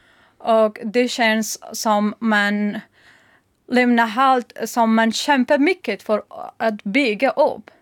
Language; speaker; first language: Swedish; non-native, learner; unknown